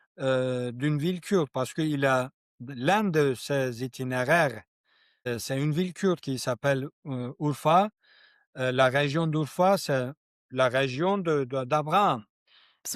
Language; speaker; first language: French; non-native, learner; Kurdish